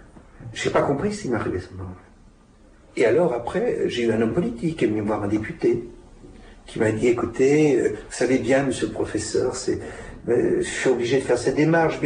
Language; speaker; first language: French; native; French